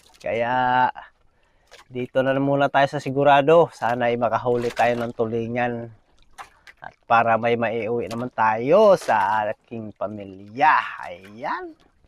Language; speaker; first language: Filipino; non-native, local second language; Cebuano